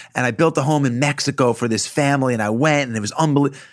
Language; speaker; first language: English; native; English